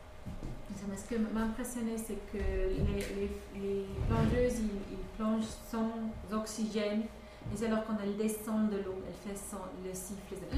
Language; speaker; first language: French; non-native, fluent; English